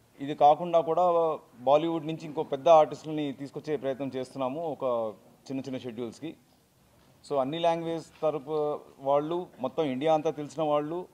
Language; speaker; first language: Telugu; native; Telugu